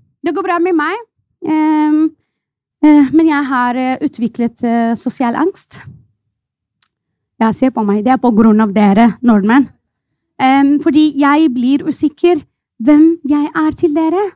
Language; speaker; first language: Norwegian; non-native, fluent; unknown